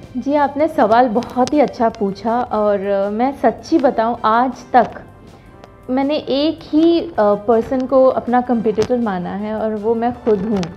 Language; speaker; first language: Hindi; non-native, local second language; Bangla